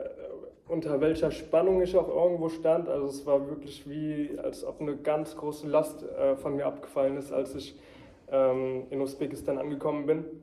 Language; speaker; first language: German; early bilingual, heritage; German